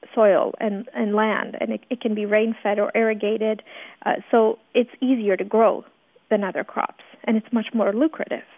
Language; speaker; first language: English; early bilingual, other home language; Persian